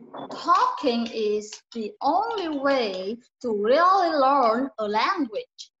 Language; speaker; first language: English; non-native, learner; Vietnamese